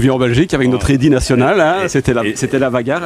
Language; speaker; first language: French; native; French